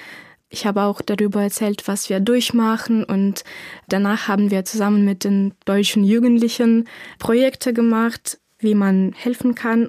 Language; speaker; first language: German; non-native, fluent; Ukrainian